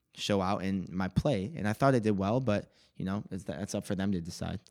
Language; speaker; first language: English; native; English